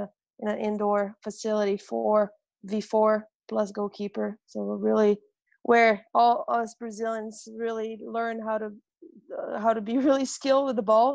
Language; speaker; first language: English; non-native, fluent; Portuguese